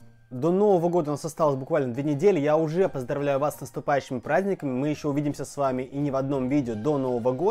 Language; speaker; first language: Russian; native; Russian